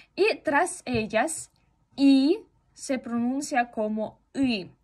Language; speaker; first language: Spanish; non-native, fluent; Russian